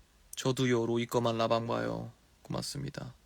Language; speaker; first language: Korean; native; Korean